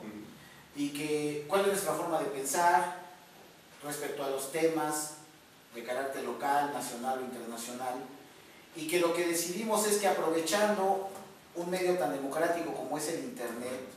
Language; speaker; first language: Spanish; native; Spanish